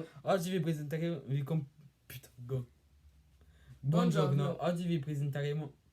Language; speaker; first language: Italian; non-native, learner; French